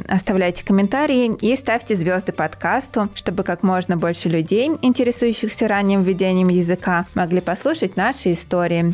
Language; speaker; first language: Russian; native; Russian